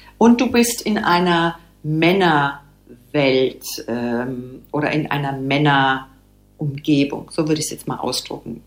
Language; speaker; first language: German; native; German